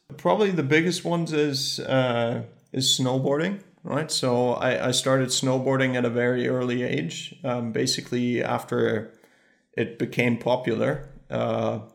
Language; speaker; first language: English; early bilingual, other home language; German